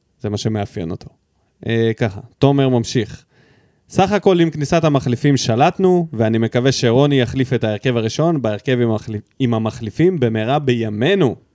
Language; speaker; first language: Hebrew; early bilingual, other home language; Russian